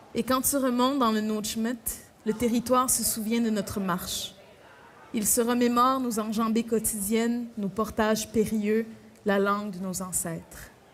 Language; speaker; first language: French; native; French